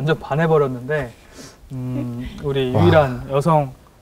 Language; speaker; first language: Korean; native; Korean